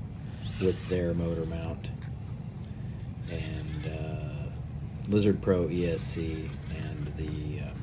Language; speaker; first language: English; native; English